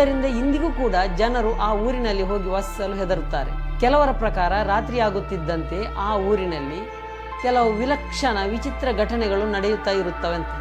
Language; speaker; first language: Kannada; native; Kannada